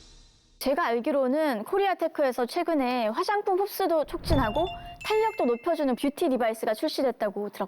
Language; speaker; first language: Korean; native; Korean